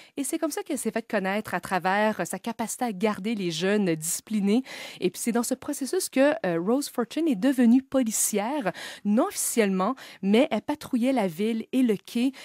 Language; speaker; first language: French; native; French